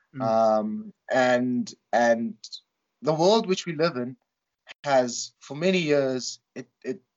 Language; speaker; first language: English; non-native, local second language; Tswana